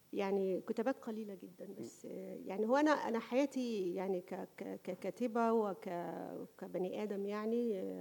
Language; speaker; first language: Arabic; native; Arabic